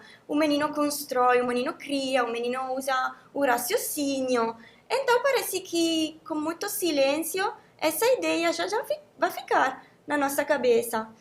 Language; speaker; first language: Portuguese; non-native, fluent; Italian